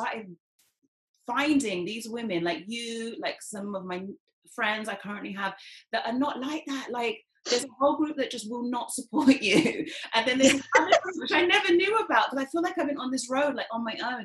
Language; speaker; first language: English; native; English